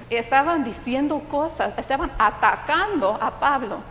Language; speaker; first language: Spanish; non-native, fluent; English